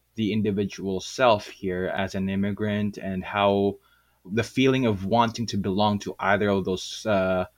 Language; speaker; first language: English; non-native, local second language; Filipino